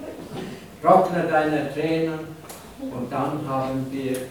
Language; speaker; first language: German; non-native, fluent; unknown